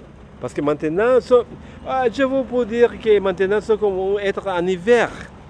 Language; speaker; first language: French; non-native, learner; Spanish